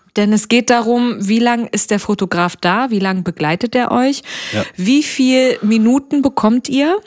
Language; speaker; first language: German; native; German